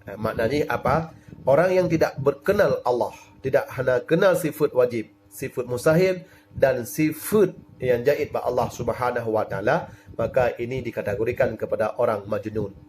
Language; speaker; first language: Malay; non-native, local second language; Achinese